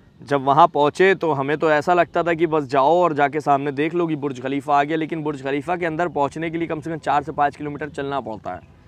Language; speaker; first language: Hindi; native; Hindi